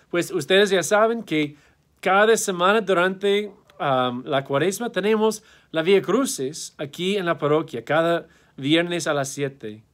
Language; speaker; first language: Spanish; non-native, fluent; English